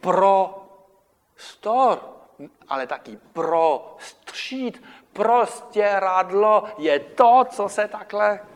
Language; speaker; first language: Czech; non-native, fluent; French